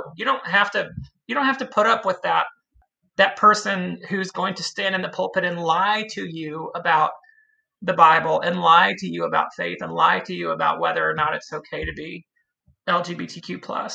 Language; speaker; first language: English; native; English